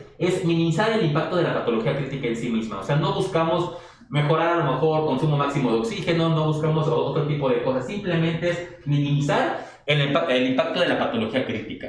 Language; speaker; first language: Spanish; native; Spanish